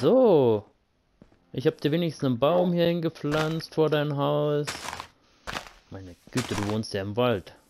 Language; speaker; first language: German; native; German